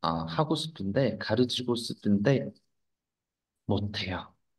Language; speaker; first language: Korean; non-native, fluent; Vietnamese